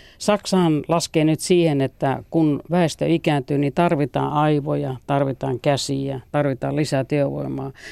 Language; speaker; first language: Finnish; native; Finnish